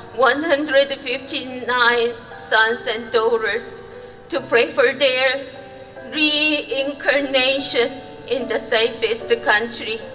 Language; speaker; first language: English; non-native, fluent; Korean